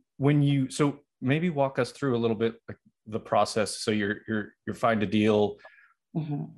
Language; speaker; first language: English; native; English